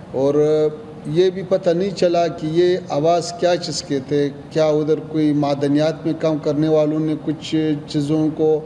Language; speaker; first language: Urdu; non-native, fluent; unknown